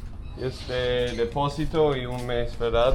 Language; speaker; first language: Spanish; non-native, learner; English